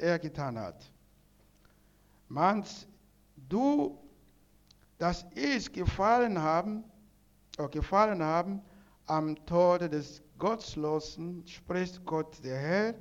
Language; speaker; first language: German; non-native, learner; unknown